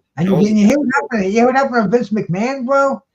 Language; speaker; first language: English; native; English